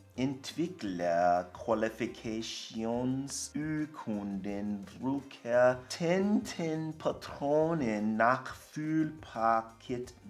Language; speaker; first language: German; non-native, learner; English